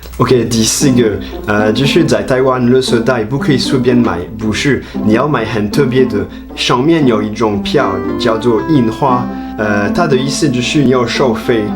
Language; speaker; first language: Chinese; non-native, fluent; French